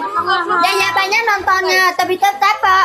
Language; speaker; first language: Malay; non-native, learner; Vietnamese